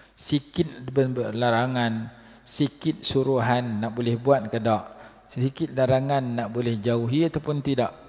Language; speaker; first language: Malay; native; Malay